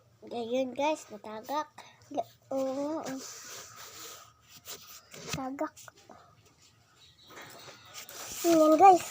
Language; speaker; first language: Filipino; non-native, local second language; Cebuano